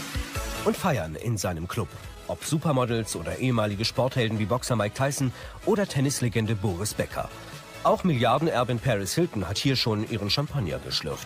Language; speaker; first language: German; native; German